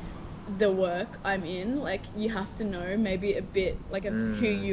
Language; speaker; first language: English; non-native, fluent; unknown